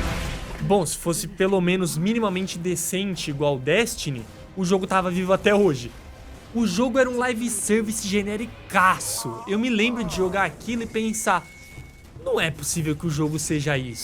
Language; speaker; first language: Portuguese; native; Portuguese